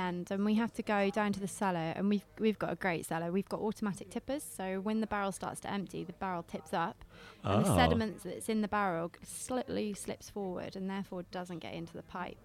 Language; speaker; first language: English; native; English